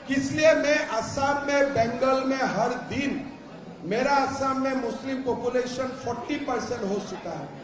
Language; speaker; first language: Hindi; non-native, local second language; Assamese